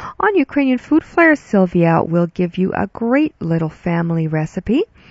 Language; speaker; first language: English; early bilingual, other home language; Ukrainian